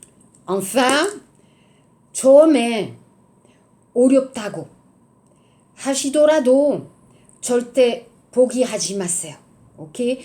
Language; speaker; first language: Korean; non-native, learner; French